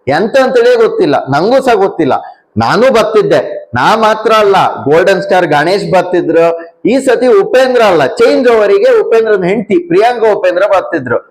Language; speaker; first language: Kannada; native; Kannada